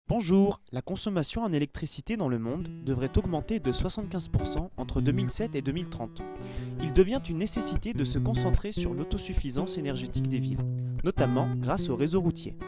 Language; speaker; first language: French; native; French